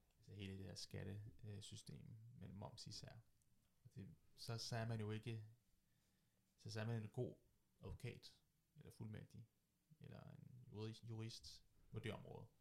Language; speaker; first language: Danish; early bilingual, other home language; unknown